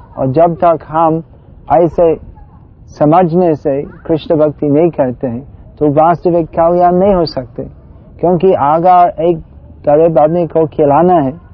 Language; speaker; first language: Hindi; non-native, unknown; English